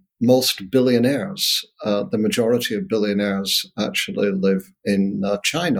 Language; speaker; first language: English; native; English